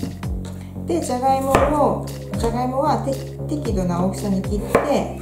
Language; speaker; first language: Japanese; native; Japanese